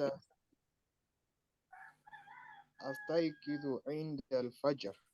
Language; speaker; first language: Arabic; non-native, learner; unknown